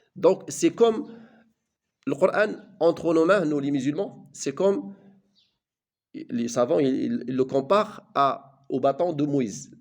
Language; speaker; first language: French; non-native, local second language; Arabic